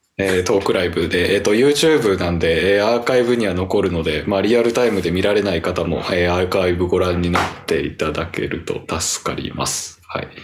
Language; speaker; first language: Japanese; native; Japanese